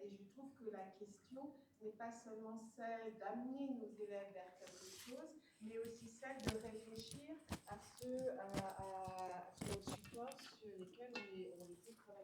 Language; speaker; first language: French; native; French